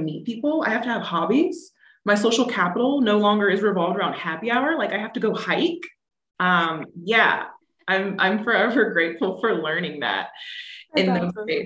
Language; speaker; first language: English; native; English